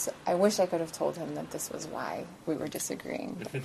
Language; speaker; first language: English; early bilingual, other home language; Persian